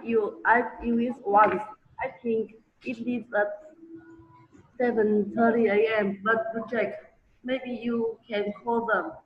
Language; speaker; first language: English; non-native, learner; Vietnamese